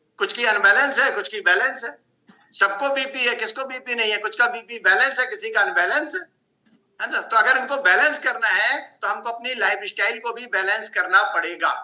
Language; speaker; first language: Hindi; native; Hindi